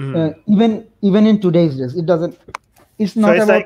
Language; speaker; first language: English; non-native, local second language; Bangla